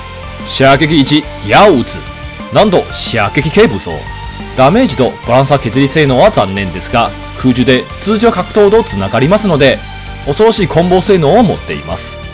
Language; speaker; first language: Japanese; non-native, fluent; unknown